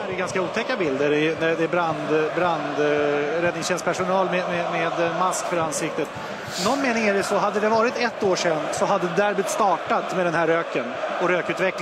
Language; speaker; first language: Swedish; native; Swedish